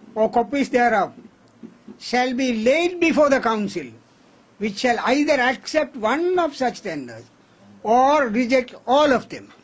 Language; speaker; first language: English; non-native, local second language; Tamil